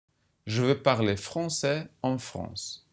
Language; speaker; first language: French; non-native, fluent; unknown